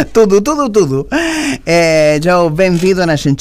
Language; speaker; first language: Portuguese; non-native, learner; Spanish